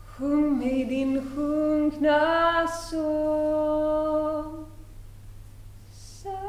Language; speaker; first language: Swedish; non-native, fluent; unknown